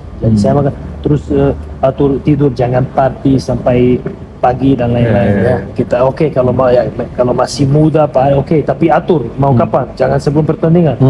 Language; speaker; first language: Indonesian; non-native, fluent; Serbian